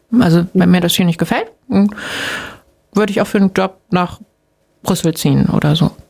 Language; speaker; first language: German; native; German